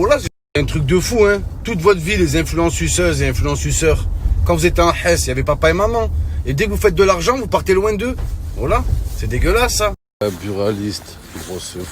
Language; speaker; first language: French; native; French